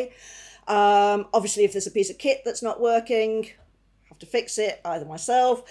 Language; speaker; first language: English; native; English